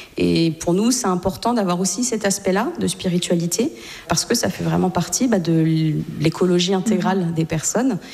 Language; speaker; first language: French; native; French